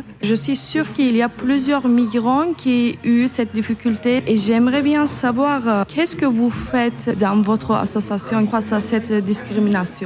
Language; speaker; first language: French; non-native, fluent; Turkish